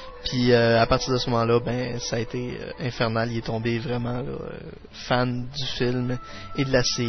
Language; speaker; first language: French; native; French